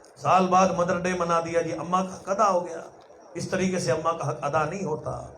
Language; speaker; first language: Urdu; non-native, local second language; Saraiki